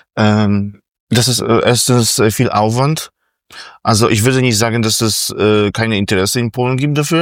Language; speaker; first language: German; non-native, fluent; Polish